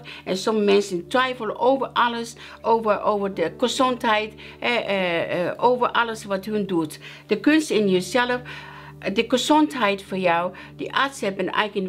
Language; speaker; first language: Dutch; non-native, learner; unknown